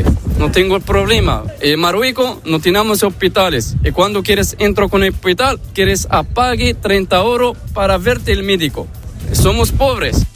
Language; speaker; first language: Spanish; non-native, learner; Arabic